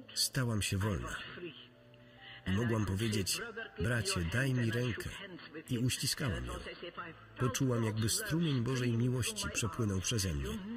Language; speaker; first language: Polish; native; Polish